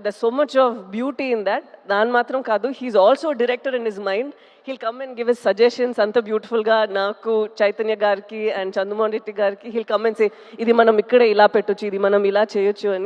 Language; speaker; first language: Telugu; non-native, fluent; Tamil